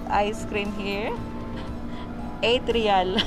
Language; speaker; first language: English; non-native, local second language; Filipino